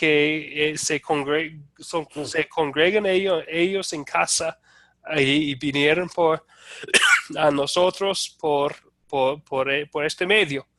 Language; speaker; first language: Spanish; non-native, fluent; English